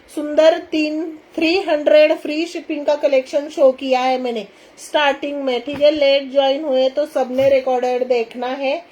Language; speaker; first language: Hindi; non-native, local second language; Marathi